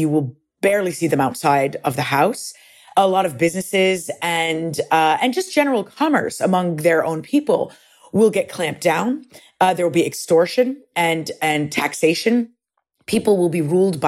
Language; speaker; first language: English; native; English